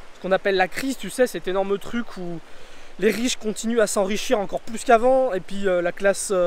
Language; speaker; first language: French; native; French